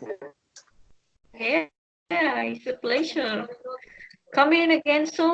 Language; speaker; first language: English; non-native, learner; Spanish